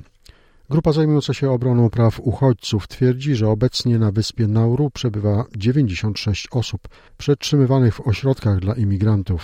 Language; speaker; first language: Polish; native; Polish